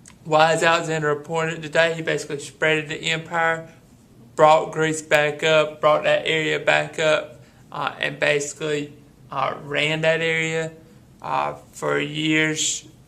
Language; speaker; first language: English; native; English